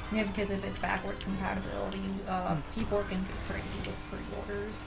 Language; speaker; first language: English; native; English